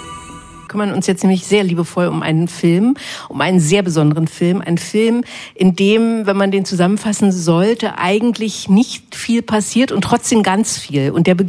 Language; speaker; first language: German; native; German